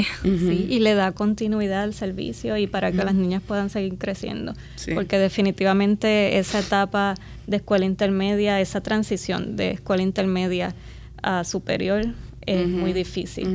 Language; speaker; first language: Spanish; native; Spanish